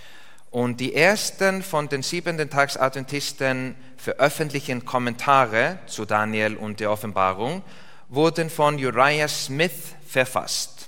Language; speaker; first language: German; non-native, learner; Icelandic